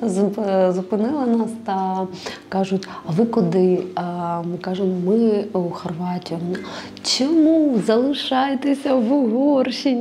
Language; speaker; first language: Ukrainian; non-native, local second language; Russian